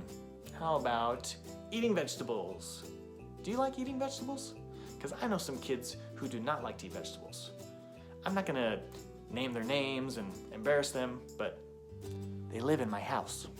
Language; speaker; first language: English; native; English